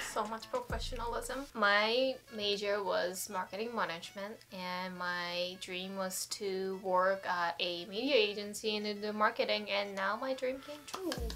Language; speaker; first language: English; non-native, fluent; Japanese